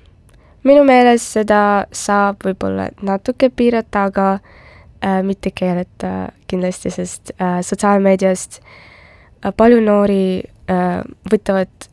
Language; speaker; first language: Estonian; non-native, local second language; Russian